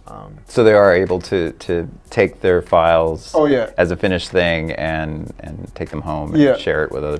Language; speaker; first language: English; native; English